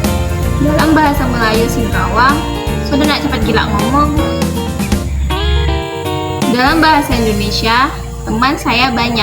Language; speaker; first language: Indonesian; non-native, local second language; Malay